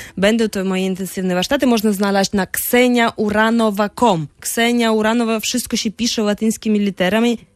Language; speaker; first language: Polish; non-native, fluent; Russian